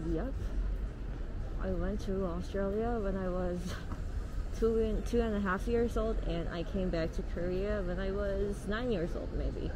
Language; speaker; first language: English; non-native, fluent; Korean